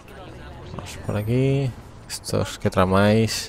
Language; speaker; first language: Spanish; native; Spanish